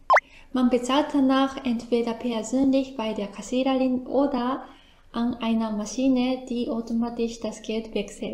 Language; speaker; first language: German; non-native, fluent; Japanese